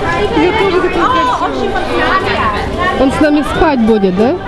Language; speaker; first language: Russian; native; Russian